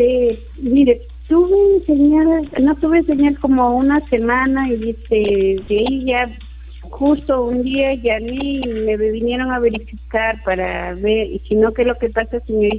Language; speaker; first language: Spanish; native; Spanish